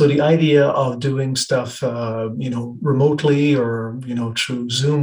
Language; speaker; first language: English; native; English